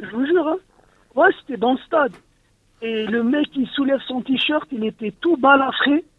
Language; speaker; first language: French; non-native, local second language; Arabic